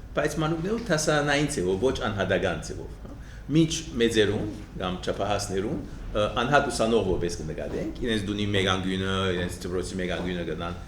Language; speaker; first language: Armenian; early bilingual, heritage; Armenian